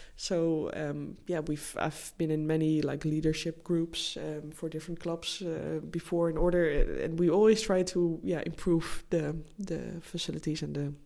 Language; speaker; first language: English; non-native, fluent; Dutch